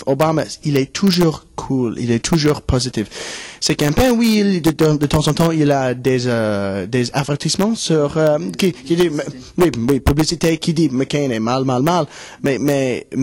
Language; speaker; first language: French; non-native, learner; English